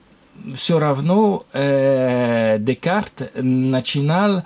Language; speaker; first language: Russian; non-native, learner; French